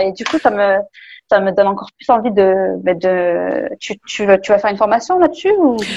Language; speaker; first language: French; native; French